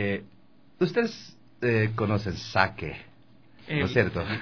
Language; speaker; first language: Spanish; non-native, learner; Japanese